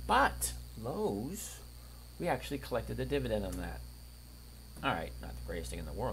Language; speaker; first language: English; native; English